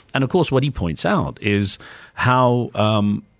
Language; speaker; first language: English; native; English